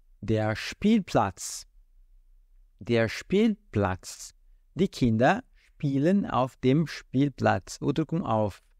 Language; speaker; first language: German; non-native, fluent; Portuguese